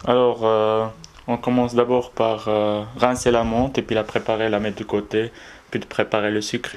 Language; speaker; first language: French; non-native, local second language; Arabic